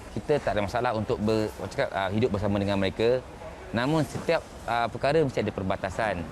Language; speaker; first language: Malay; native; Malay